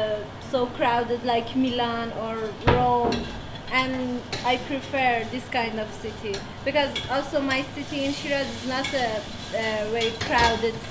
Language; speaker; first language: English; non-native, learner; Persian